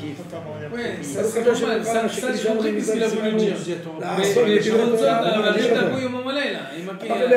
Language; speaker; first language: French; native; French